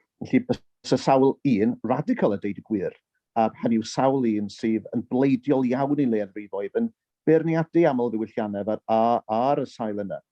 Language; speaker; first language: Welsh; early bilingual, heritage; Welsh